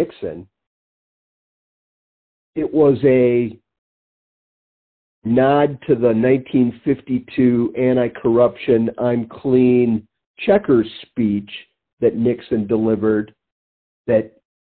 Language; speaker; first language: English; native; English